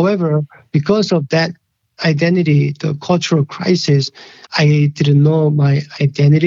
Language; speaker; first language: English; early bilingual, other home language; Korean